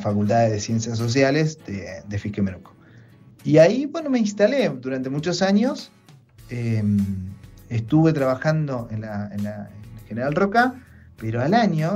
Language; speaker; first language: Spanish; native; Spanish